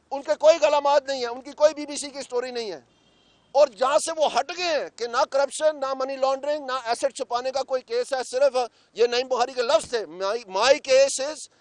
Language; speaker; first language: Urdu; non-native, local second language; Punjabi